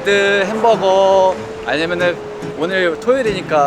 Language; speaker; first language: Korean; early bilingual, heritage; Korean